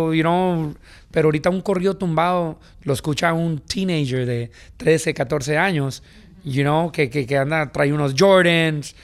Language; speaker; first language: Spanish; early bilingual, heritage; Spanish